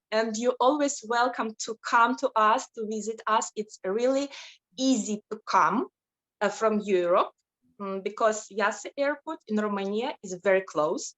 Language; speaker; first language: English; non-native, fluent; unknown